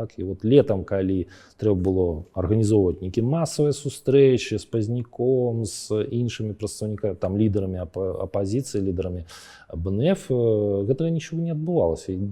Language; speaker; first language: Belarusian; native; Belarusian